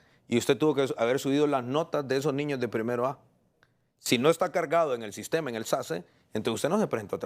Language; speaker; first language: Spanish; native; Spanish